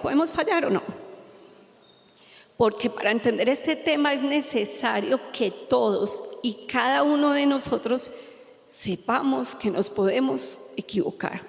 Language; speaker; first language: Spanish; native; Spanish